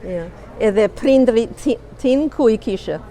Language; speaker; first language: Albanian; early bilingual, heritage; Albanian